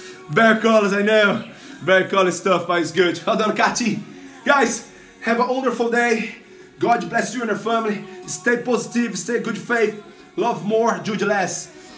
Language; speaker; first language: English; non-native, fluent; Portuguese